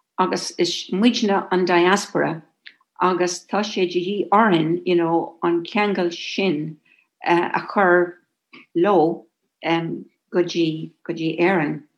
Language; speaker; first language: Irish; non-native, local second language; English